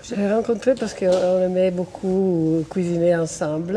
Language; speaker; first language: French; non-native, fluent; Italian